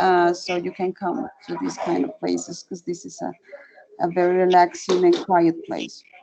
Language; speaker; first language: English; non-native, fluent; Spanish